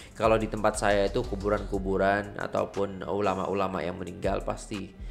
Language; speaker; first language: Indonesian; native; Indonesian